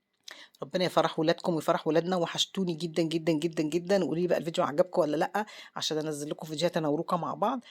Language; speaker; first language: Arabic; native; Arabic